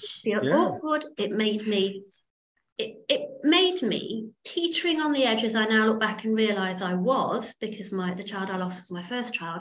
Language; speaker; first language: English; native; English